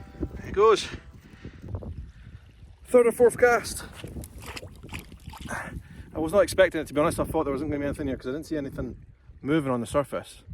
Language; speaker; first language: English; native; English